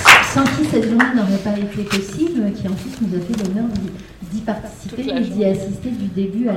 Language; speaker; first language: French; native; French